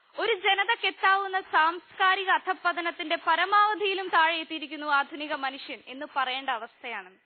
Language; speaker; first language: Malayalam; native; Malayalam